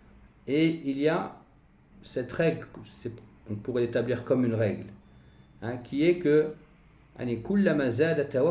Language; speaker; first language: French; native; French